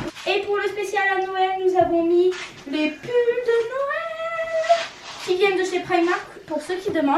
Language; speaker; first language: French; native; French